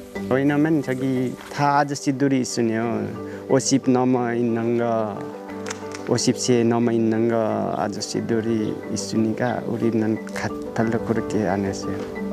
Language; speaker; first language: Korean; non-native, learner; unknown